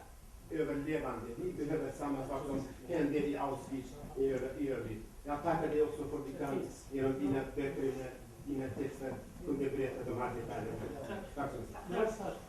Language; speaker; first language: Swedish; non-native, fluent; Kurdish